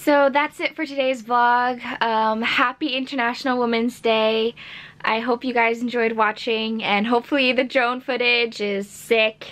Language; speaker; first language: English; native; English